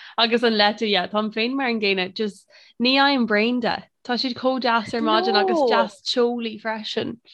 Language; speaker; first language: Irish; non-native, local second language; English